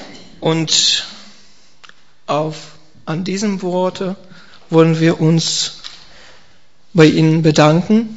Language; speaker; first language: German; non-native, learner; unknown